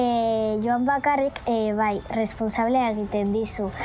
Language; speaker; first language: Basque; non-native, local second language; Spanish